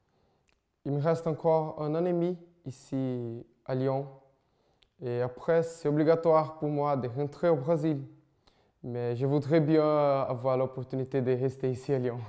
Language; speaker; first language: French; non-native, fluent; Portuguese